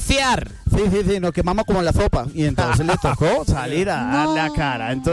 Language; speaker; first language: Spanish; native; Spanish